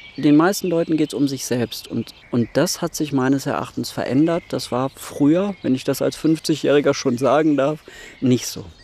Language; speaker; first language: German; native; German